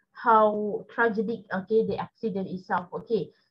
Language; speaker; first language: English; non-native, local second language; Malay